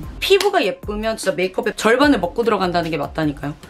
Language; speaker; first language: Korean; native; Korean